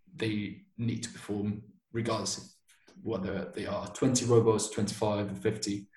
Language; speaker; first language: English; non-native, fluent; Spanish